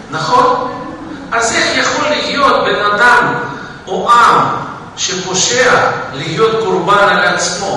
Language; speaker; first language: Hebrew; non-native, fluent; Russian